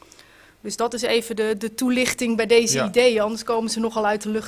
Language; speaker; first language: Dutch; native; Dutch